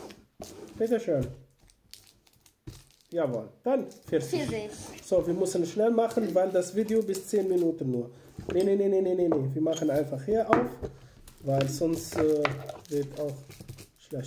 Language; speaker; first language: German; non-native, learner; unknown